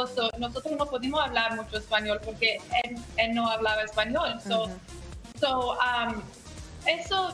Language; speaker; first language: Spanish; early bilingual, heritage; English